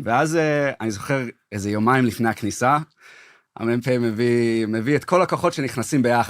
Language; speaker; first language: Hebrew; early bilingual, heritage; English